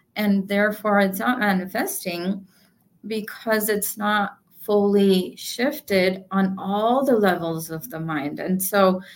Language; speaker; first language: English; non-native, local second language; Gujarati